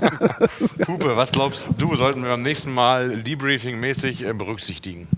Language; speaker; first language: German; native; German